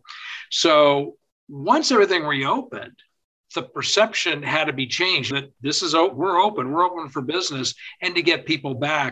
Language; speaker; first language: English; native; English